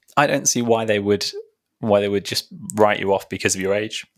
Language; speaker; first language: English; native; English